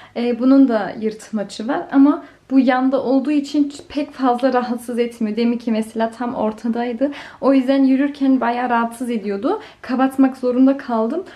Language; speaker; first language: Turkish; early bilingual, heritage; Turkish